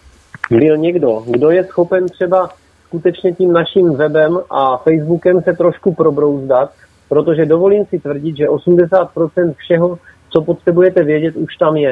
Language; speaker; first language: Czech; native; Czech